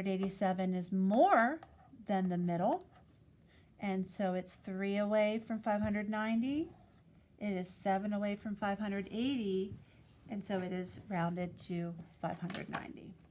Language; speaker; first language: English; native; English